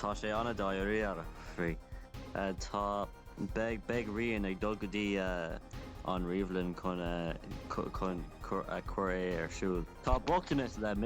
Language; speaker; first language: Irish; non-native, local second language; English